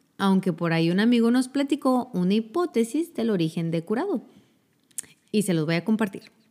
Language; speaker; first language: Spanish; native; Spanish